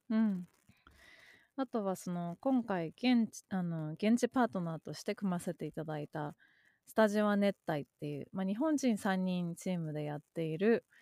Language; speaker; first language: Japanese; native; Japanese